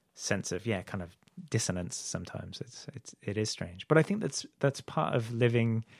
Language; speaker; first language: English; native; English